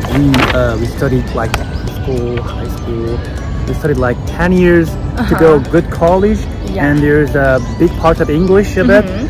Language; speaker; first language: English; non-native, fluent; Korean